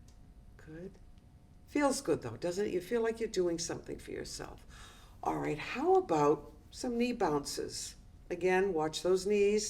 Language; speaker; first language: English; native; English